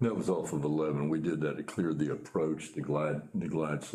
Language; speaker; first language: English; native; English